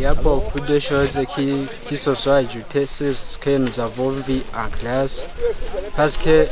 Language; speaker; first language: French; non-native, local second language; Rundi